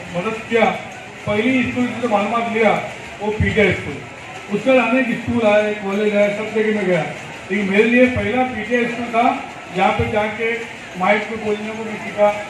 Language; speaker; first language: Hindi; non-native, local second language; Telugu